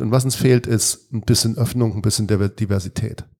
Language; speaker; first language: German; native; German